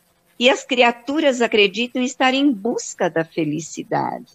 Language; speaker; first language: Portuguese; native; Portuguese